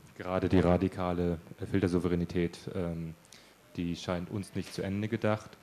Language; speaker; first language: German; native; German